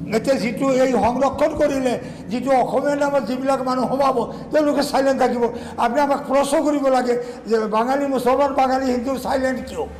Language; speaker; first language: Assamese; non-native, local second language; Bangla